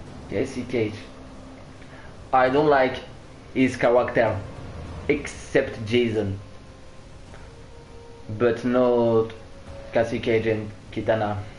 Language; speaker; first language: English; non-native, learner; French